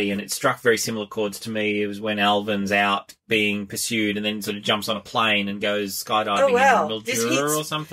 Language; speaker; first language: English; native; English